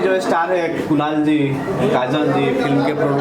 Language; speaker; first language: Hindi; native; Hindi